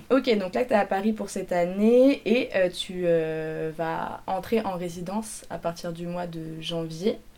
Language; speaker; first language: French; native; French